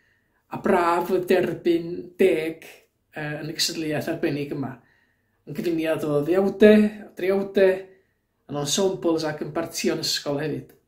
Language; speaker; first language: Welsh; native; Welsh